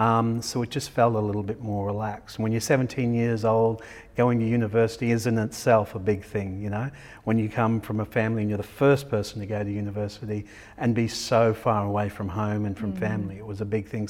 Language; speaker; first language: English; native; English